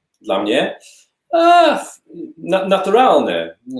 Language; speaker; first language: Polish; non-native, learner; English